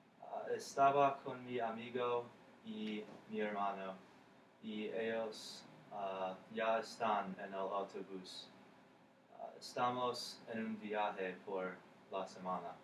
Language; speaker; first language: Spanish; non-native, learner; English